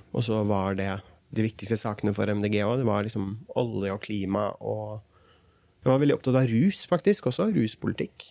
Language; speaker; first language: Norwegian; early bilingual, other home language; Kurdish